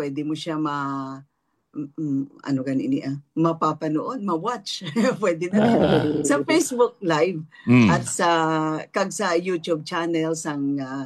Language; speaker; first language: Filipino; non-native, local second language; Hiligaynon